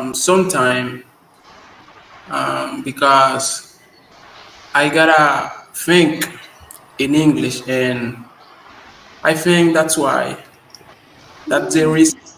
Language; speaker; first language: English; non-native, learner; Spanish